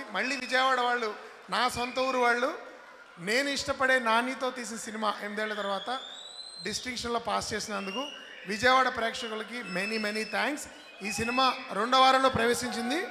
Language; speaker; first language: Telugu; native; Telugu